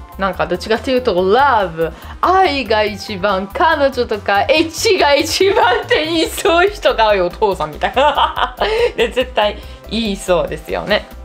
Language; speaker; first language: Japanese; non-native, fluent; Italian